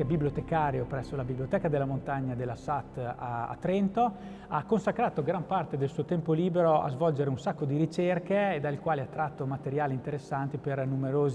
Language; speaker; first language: Italian; native; Italian